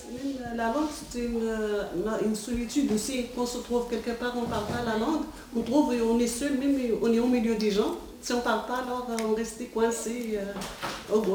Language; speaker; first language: French; non-native, fluent; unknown